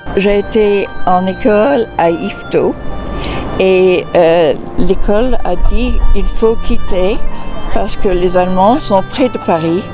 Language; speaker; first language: French; non-native, local second language; English